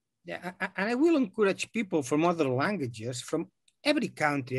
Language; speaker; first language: English; non-native, fluent; Catalan